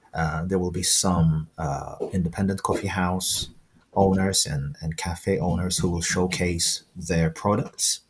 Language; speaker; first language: English; non-native, fluent; Amharic